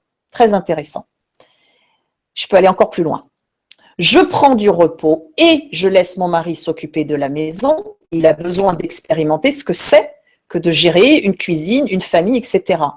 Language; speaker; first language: French; native; French